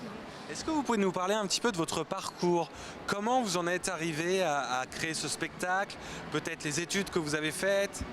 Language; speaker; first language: French; native; French